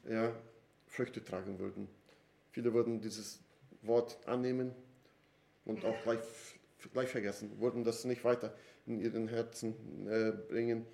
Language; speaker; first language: German; non-native, fluent; Portuguese